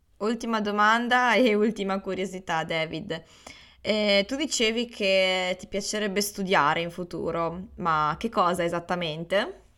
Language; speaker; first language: Italian; native; Italian